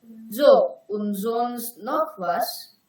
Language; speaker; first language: German; non-native, learner; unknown